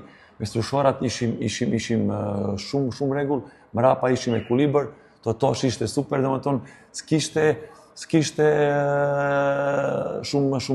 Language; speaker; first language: Albanian; non-native, learner; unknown